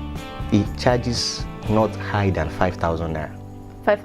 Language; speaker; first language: English; non-native, local second language; Yoruba